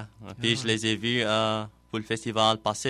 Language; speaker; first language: French; non-native, local second language; English